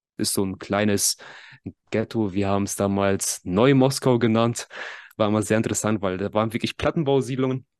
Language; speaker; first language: German; early bilingual, other home language; Russian